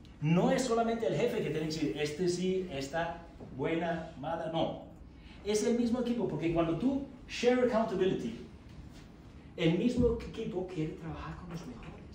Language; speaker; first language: Spanish; non-native, fluent; German